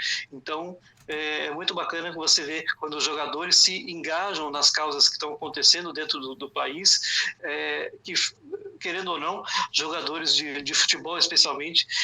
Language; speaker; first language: Portuguese; native; Portuguese